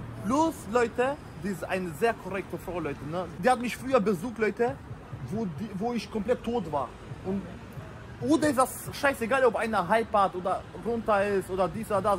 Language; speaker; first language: German; early bilingual, other home language; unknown